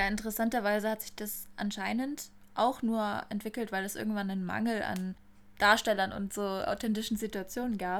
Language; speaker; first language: German; native; German